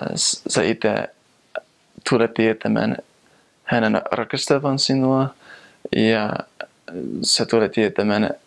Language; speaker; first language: Finnish; non-native, fluent; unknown